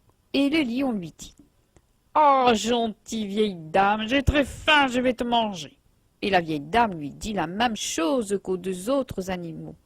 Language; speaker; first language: French; native; French